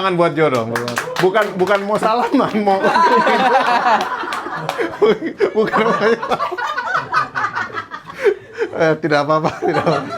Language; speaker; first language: Indonesian; native; Indonesian